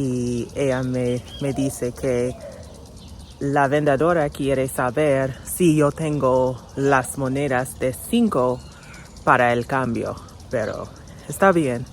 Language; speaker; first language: Spanish; non-native, learner; English